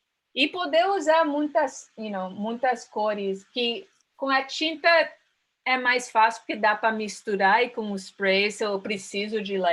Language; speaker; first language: Portuguese; early bilingual, heritage; Portuguese